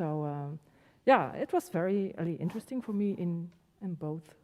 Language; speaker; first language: English; non-native, fluent; Dutch